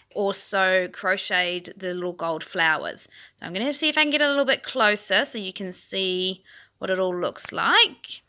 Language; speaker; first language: English; native; English